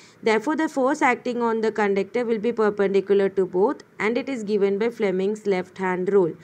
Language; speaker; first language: English; non-native, local second language; Malayalam